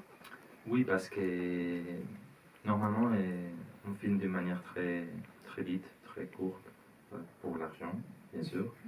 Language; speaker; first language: French; non-native, learner; Spanish